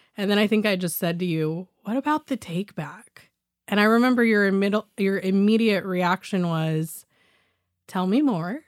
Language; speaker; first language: English; native; English